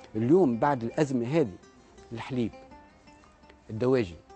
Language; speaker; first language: Arabic; native; Arabic